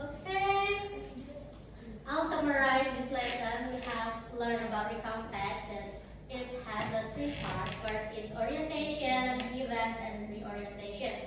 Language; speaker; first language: English; non-native, learner; Indonesian